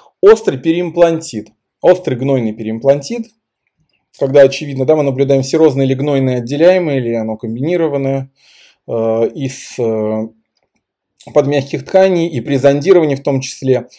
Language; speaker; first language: Russian; native; Russian